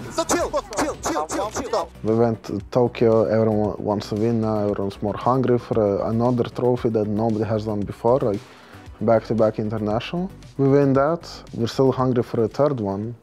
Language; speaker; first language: English; non-native, fluent; Russian